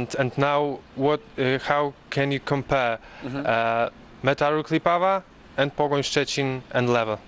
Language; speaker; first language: English; non-native, learner; Polish